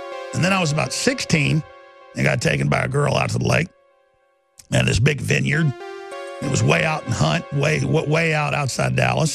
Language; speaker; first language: English; native; English